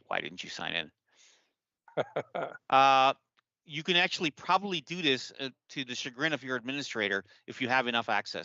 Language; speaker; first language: English; native; English